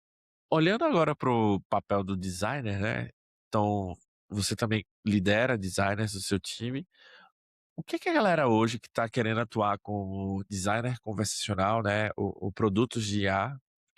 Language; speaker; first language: Portuguese; native; Portuguese